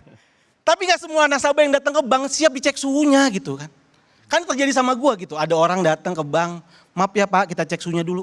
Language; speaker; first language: Indonesian; native; Indonesian